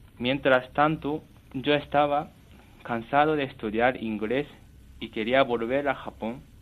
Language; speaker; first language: Spanish; non-native, fluent; Japanese